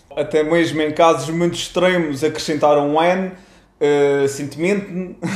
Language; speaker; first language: Portuguese; native; Portuguese